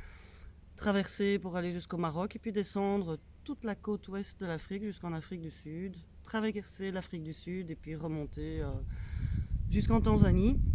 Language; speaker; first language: French; native; French